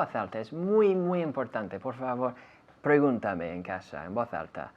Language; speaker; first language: Spanish; non-native, fluent; English